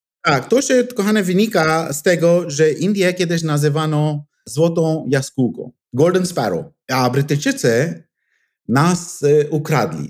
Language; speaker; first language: Polish; non-native, fluent; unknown